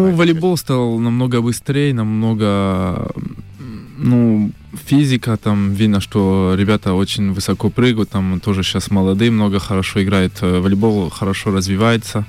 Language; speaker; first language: Russian; early bilingual, heritage; French